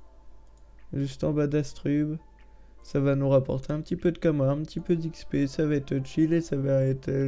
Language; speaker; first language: French; native; French